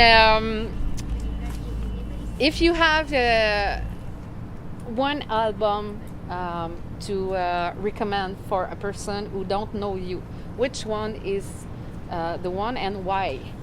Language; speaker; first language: English; non-native, learner; French